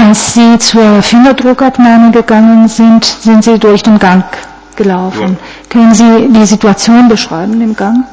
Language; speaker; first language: German; non-native, fluent; Italian